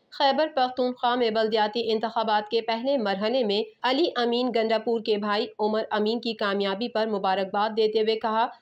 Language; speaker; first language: Urdu; native; Urdu